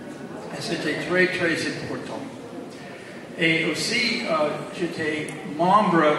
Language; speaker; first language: French; non-native, fluent; English